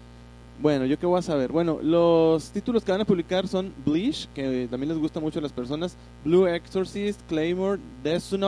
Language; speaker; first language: Spanish; native; Spanish